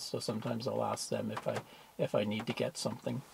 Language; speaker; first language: English; native; English